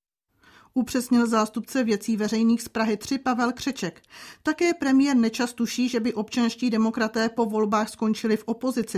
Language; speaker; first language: Czech; native; Czech